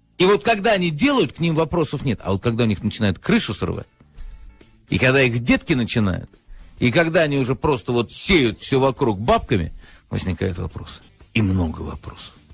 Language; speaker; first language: Russian; native; Russian